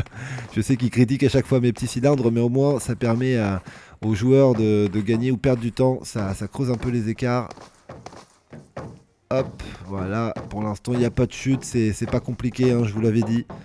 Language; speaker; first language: French; native; French